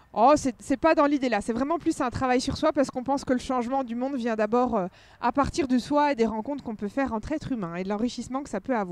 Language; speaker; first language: French; native; French